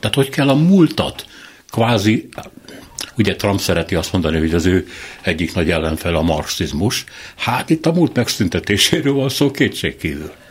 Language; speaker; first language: Hungarian; native; Hungarian